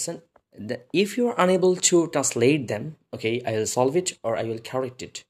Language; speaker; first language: English; non-native, local second language; Bangla